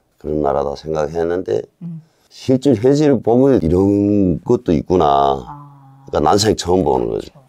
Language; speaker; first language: Korean; native; Korean